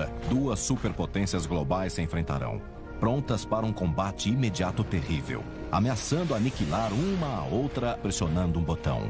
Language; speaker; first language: Portuguese; native; Portuguese